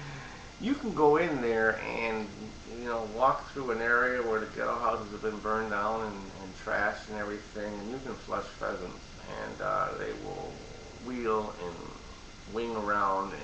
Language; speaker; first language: English; native; English